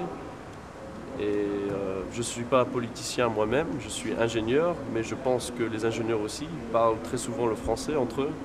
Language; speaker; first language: French; non-native, fluent; English